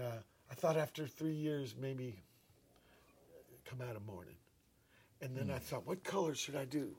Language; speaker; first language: English; native; English